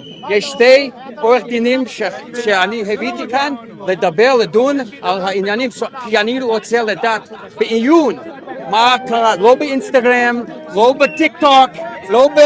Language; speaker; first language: Hebrew; non-native, learner; English